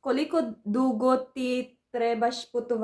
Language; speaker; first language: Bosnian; non-native, learner; Filipino